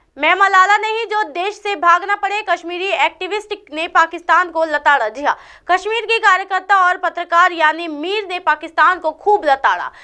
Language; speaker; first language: Hindi; native; Hindi